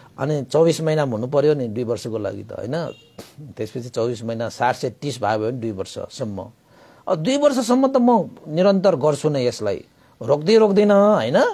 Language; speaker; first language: Nepali; non-native, local second language; Newari